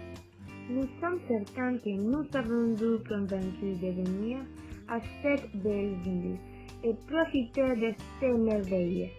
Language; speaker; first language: French; non-native, learner; Spanish